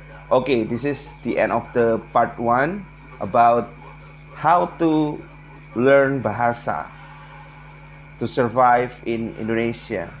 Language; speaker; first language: English; non-native, learner; Indonesian